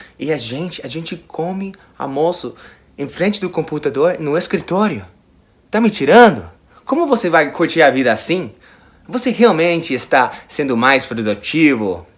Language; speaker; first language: Portuguese; non-native, fluent; English